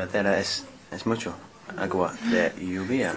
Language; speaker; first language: Spanish; non-native, learner; English